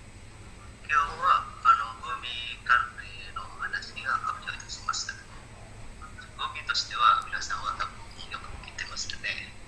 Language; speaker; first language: Japanese; non-native, learner; Indonesian